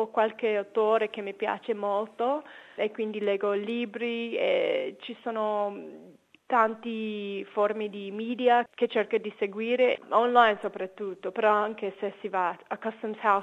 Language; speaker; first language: Italian; non-native, fluent; English